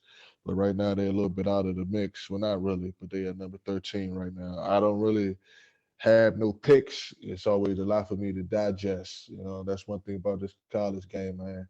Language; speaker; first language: English; native; English